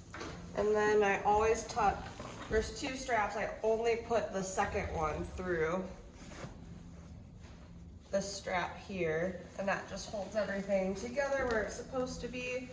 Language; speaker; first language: English; native; English